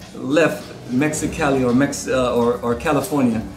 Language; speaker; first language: English; native; English